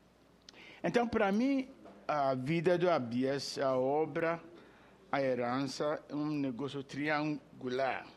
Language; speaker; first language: Portuguese; non-native, fluent; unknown